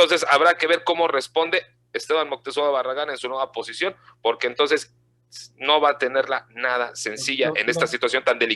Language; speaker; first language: Spanish; native; Spanish